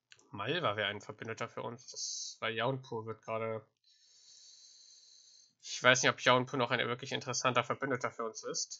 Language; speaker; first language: German; native; German